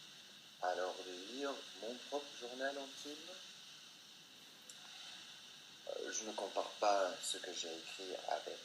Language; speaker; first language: French; non-native, fluent; English